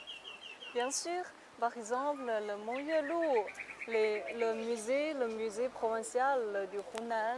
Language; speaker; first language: French; non-native, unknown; Chinese